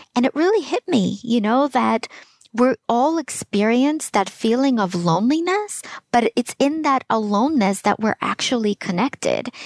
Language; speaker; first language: English; early bilingual, other home language; Russian